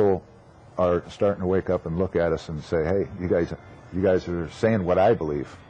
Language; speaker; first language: English; native; English